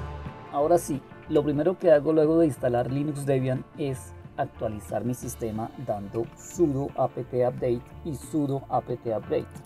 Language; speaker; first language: Spanish; native; Spanish